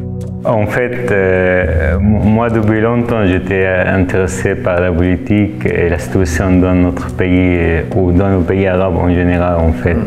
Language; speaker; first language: French; non-native, fluent; Arabic